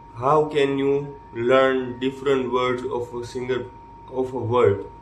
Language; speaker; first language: English; non-native, local second language; Gujarati